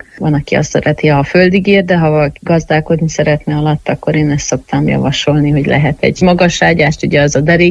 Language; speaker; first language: Hungarian; native; Hungarian